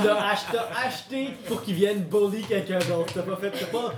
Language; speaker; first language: French; native; French